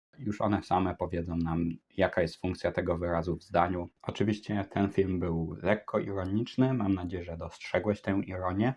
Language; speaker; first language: Polish; native; Polish